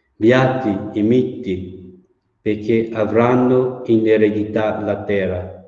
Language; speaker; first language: Italian; non-native, fluent; Burmese